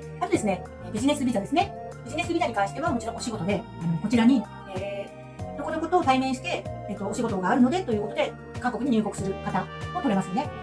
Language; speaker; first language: Japanese; native; Japanese